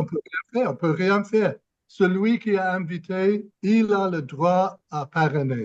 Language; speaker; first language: French; non-native, fluent; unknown